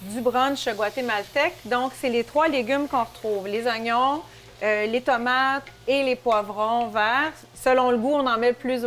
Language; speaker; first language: French; native; French